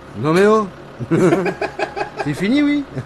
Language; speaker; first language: French; native; French